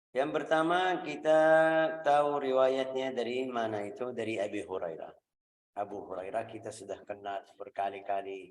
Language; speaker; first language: Indonesian; non-native, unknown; Arabic